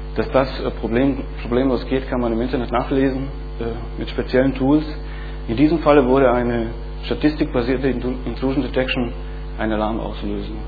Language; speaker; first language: German; non-native, fluent; Bosnian